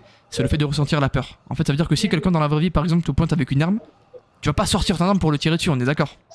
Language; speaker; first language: French; native; French